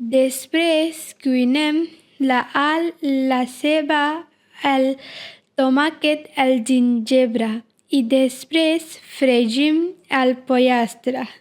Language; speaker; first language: Catalan; non-native, learner; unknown